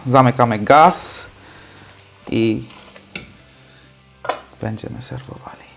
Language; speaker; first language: Polish; non-native, fluent; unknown